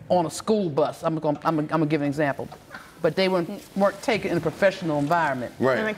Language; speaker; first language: English; native; English